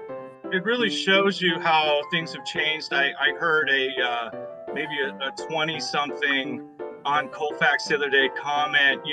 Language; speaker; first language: English; native; English